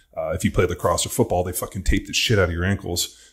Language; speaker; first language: English; native; English